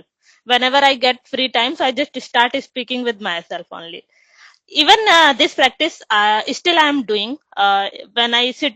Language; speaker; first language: English; non-native, local second language; Hindi